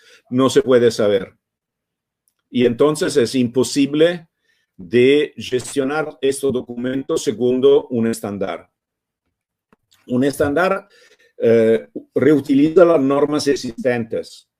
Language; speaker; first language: Spanish; non-native, fluent; Italian